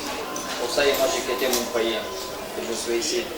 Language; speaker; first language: French; non-native, learner; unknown